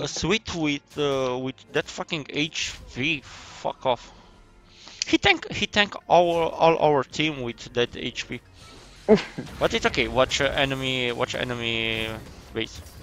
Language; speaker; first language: English; non-native, learner; Romanian